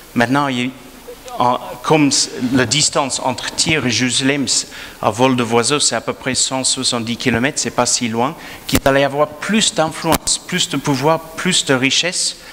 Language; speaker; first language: French; non-native, fluent; English